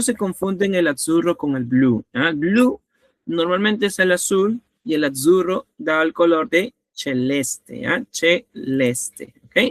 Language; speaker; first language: Spanish; native; Spanish